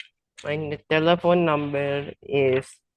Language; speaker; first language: German; non-native, learner; Indonesian